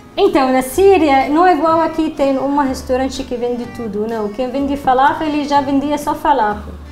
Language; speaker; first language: Portuguese; non-native, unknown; Arabic